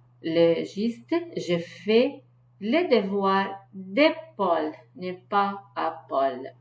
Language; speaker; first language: French; non-native, learner; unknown